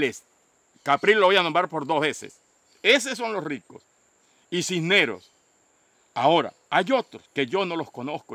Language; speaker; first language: Spanish; native; Spanish